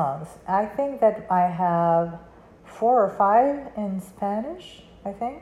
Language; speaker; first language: English; non-native, fluent; Spanish